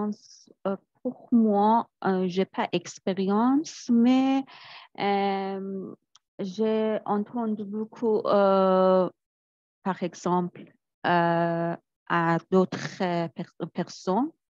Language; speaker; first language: French; non-native, learner; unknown